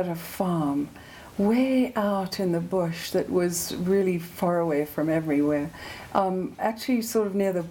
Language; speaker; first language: English; native; English